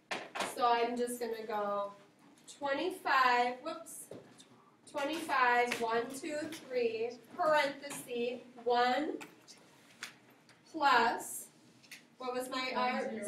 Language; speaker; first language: English; native; English